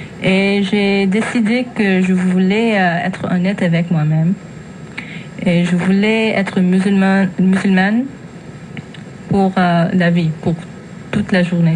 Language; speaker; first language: French; non-native, fluent; English